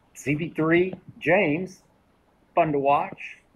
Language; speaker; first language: English; native; English